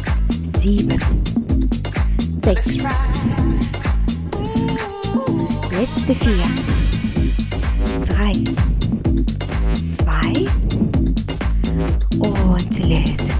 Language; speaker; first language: German; native; German